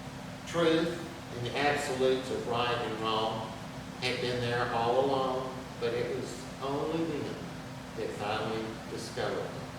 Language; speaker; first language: English; native; English